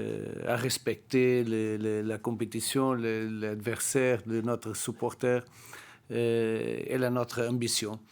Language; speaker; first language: French; non-native, learner; Portuguese